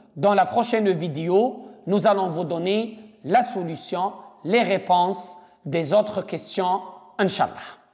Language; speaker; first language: French; non-native, local second language; Arabic